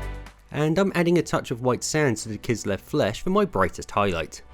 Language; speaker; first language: English; native; English